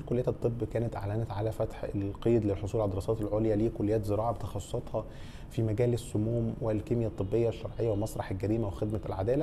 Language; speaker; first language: Arabic; native; Arabic